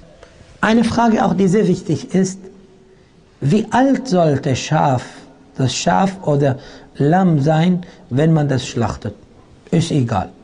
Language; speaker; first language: German; non-native, fluent; Arabic